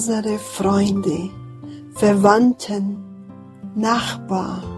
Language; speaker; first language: German; non-native, fluent; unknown